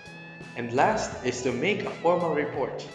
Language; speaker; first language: English; non-native, local second language; Filipino